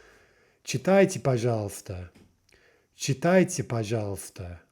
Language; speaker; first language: Russian; non-native, fluent; English